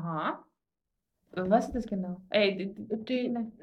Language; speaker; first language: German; non-native, fluent; Greek